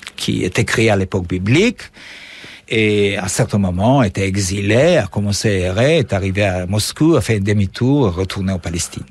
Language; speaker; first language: French; non-native, fluent; Hebrew